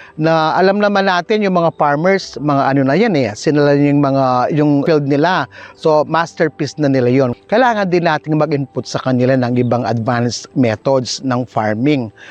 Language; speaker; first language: Filipino; non-native, local second language; Pampanga